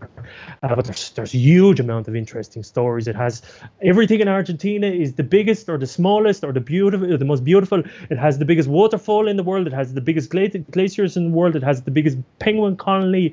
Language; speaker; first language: English; native; English